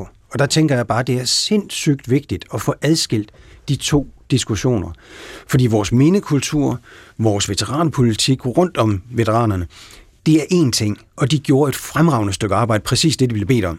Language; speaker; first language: Danish; native; Danish